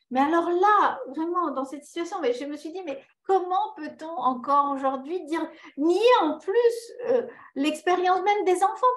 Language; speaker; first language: French; early bilingual, other home language; Spanish